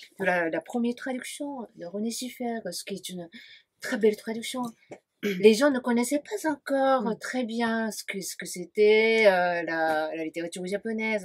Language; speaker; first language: French; non-native, fluent; Japanese